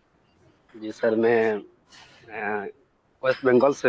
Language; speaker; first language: Hindi; non-native, local second language; Bangla